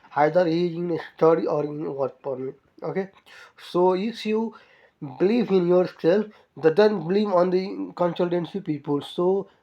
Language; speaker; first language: English; non-native, local second language; Nepali